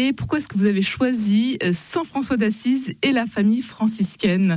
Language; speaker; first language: French; native; French